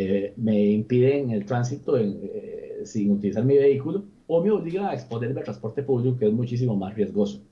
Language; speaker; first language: Spanish; native; Spanish